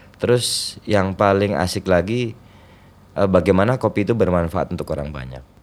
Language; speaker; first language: Indonesian; non-native, local second language; Javanese